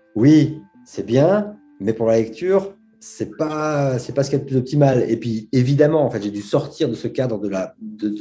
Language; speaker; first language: French; native; French